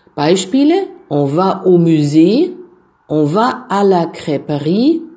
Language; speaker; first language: French; non-native, fluent; German